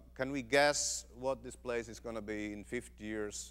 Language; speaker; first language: English; non-native, fluent; Finnish